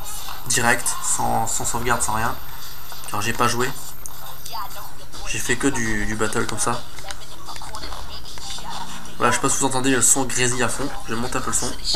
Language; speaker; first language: French; native; French